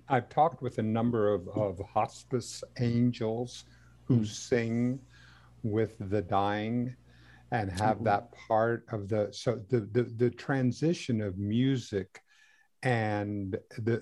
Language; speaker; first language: English; non-native, fluent; Spanish